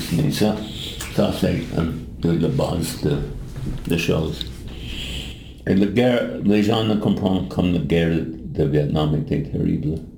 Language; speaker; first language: French; non-native, learner; English